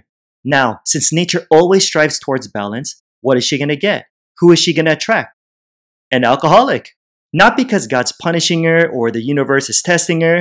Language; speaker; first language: English; native; English